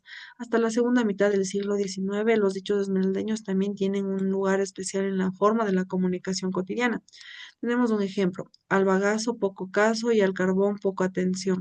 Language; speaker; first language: Spanish; native; Spanish